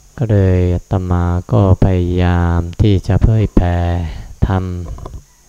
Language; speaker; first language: Thai; non-native, fluent; Japanese